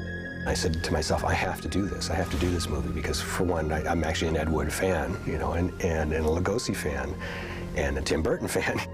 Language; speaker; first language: English; native; English